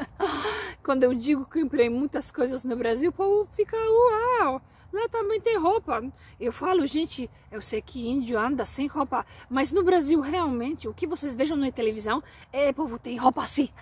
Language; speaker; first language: Portuguese; non-native, fluent; Polish